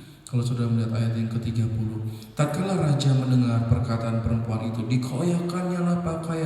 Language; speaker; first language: Indonesian; native; Indonesian